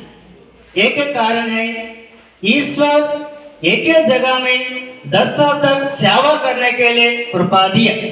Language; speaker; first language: Hindi; non-native, local second language; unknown